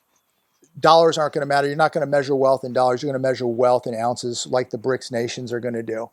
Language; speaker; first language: English; native; English